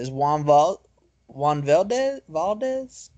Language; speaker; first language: Spanish; non-native, learner; English